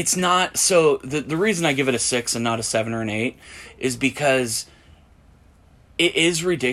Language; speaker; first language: English; native; English